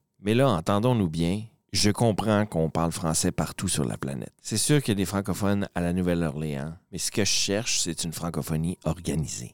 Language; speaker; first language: French; native; French